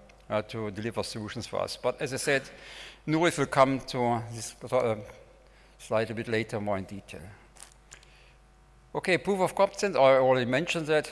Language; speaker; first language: English; non-native, fluent; German